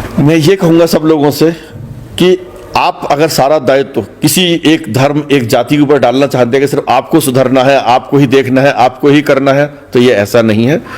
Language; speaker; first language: Hindi; native; Hindi